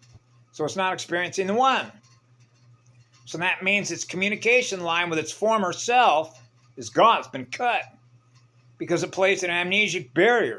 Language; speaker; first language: English; native; English